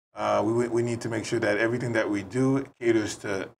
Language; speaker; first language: English; native; English